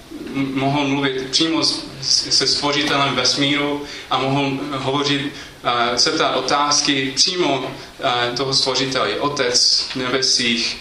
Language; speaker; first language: Czech; non-native, fluent; English